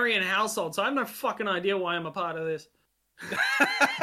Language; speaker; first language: English; non-native, local second language; Hungarian